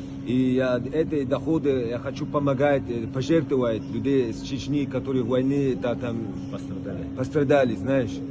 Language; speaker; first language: Russian; early bilingual, heritage; Russian